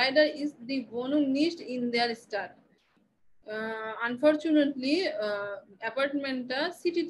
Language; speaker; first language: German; non-native, fluent; Bangla